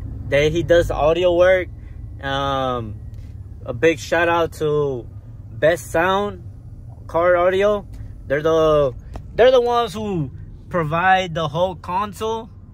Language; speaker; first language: English; early bilingual, other home language; Spanish